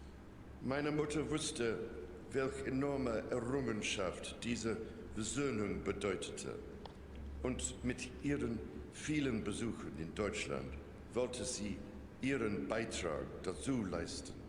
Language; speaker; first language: German; non-native, fluent; English